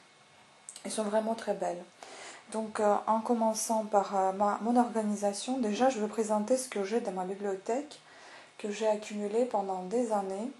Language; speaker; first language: French; non-native, fluent; Russian